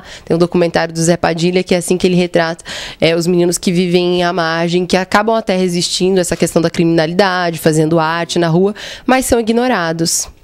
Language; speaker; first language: Portuguese; native; Portuguese